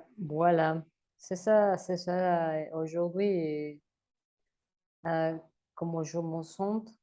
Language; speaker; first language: French; non-native, learner; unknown